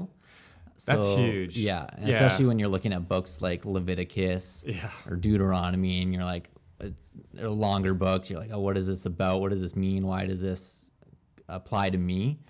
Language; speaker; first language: English; native; English